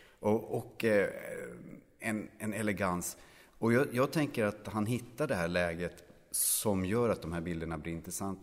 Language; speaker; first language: Swedish; native; Swedish